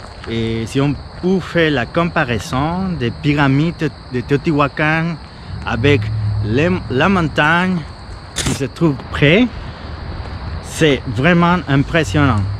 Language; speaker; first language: French; non-native, fluent; Spanish